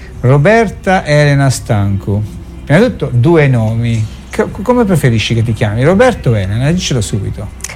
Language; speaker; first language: Italian; native; Italian